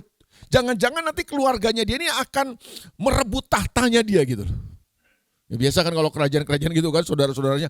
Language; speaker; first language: Indonesian; native; Indonesian